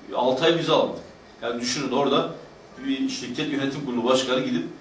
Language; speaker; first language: Turkish; native; Turkish